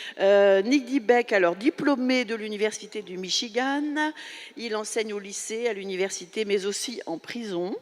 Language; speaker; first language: French; native; French